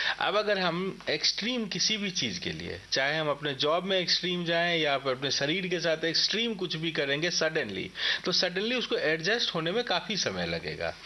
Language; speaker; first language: Hindi; native; Hindi